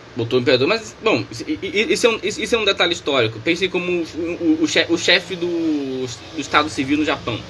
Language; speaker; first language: Portuguese; native; Portuguese